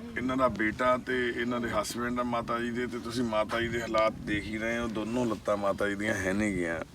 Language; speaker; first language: Punjabi; native; Punjabi